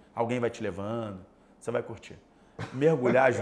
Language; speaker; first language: Portuguese; native; Portuguese